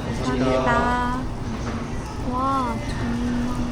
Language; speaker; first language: Korean; non-native, learner; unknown